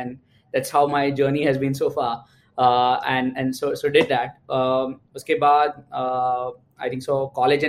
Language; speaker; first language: English; non-native, local second language; Gujarati